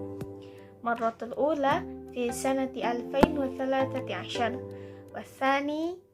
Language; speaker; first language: Arabic; non-native, learner; Indonesian